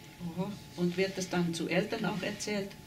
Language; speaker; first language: German; non-native, fluent; Finnish